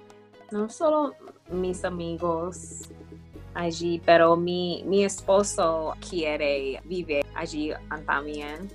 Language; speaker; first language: Spanish; early bilingual, heritage; English